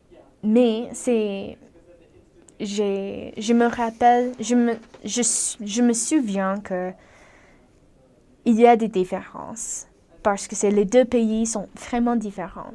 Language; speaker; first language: French; non-native, fluent; English